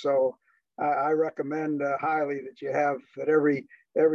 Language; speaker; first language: English; native; English